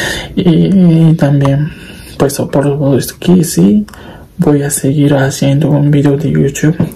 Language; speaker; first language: Spanish; non-native, learner; Japanese